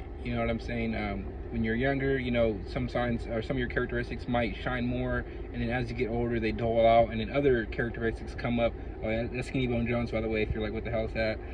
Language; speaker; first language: English; native; English